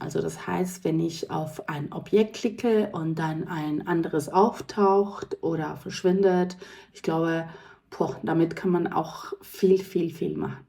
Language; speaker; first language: German; non-native, fluent; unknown